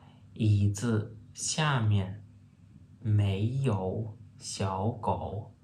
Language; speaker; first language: Chinese; non-native, fluent; Turkmen